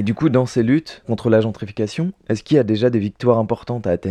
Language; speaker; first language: French; native; French